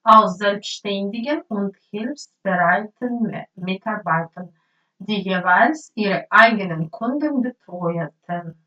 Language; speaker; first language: German; non-native, learner; Ukrainian